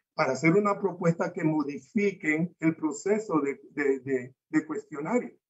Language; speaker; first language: Spanish; native; Spanish